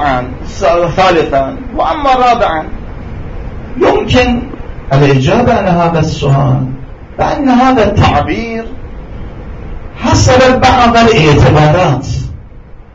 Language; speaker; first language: Arabic; non-native, fluent; Persian